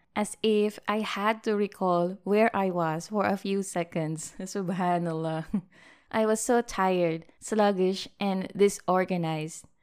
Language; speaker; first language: English; non-native, local second language; Filipino